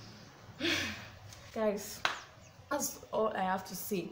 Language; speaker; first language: English; non-native, local second language; Yoruba